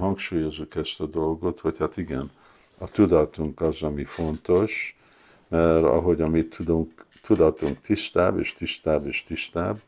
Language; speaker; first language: Hungarian; early bilingual, heritage; Hungarian